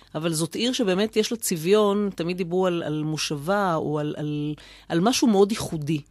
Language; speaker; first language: Hebrew; native; Hebrew